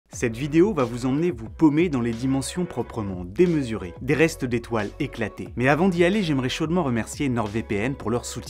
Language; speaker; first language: French; native; French